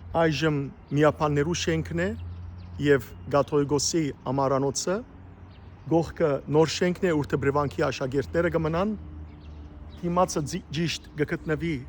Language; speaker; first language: Armenian; early bilingual, heritage; Armenian